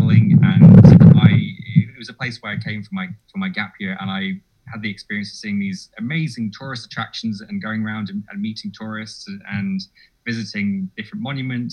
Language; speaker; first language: English; native; English